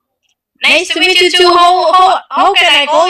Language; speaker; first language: English; non-native, learner; Indonesian